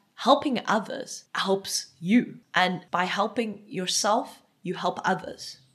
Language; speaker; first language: English; non-native, local second language; Xhosa